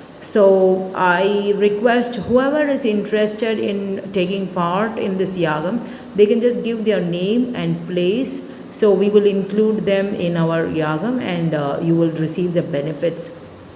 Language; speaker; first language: English; non-native, local second language; Tamil